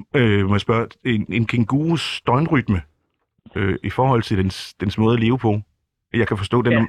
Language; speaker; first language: Danish; native; Danish